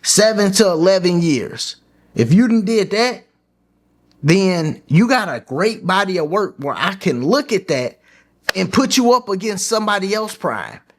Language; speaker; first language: English; native; English